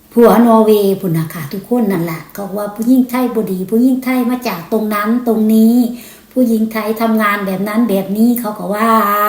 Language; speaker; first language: Thai; native; Thai